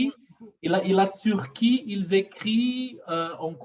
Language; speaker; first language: French; non-native, fluent; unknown